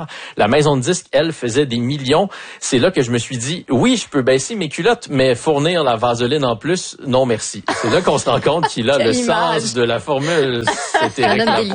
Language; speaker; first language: French; native; French